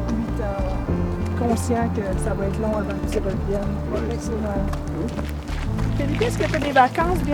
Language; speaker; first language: French; native; French